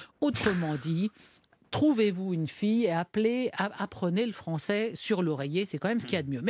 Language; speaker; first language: French; native; French